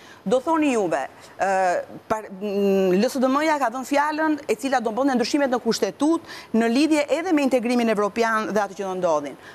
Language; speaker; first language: Albanian; native; Albanian